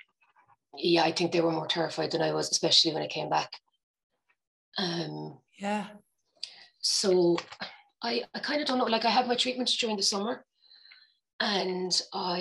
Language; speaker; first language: English; native; English